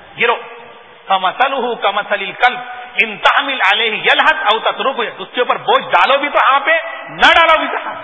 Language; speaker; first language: Urdu; native; Urdu